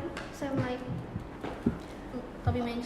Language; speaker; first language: English; non-native, learner; Indonesian